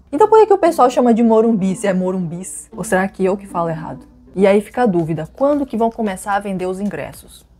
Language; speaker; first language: Portuguese; native; Portuguese